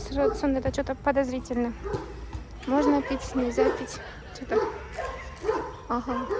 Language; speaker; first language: Russian; non-native, local second language; Kazakh